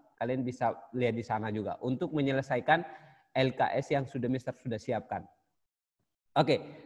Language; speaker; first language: Indonesian; native; Indonesian